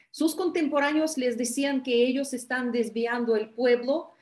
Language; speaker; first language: Spanish; non-native, fluent; Russian